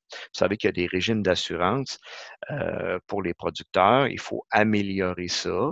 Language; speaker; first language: French; native; French